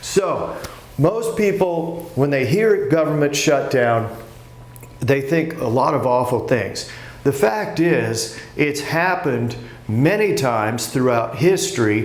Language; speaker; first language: English; native; English